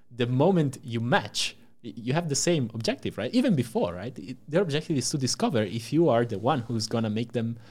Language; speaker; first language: English; non-native, fluent; Italian